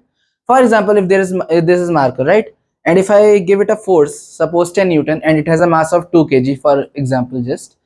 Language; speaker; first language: English; non-native, local second language; Hindi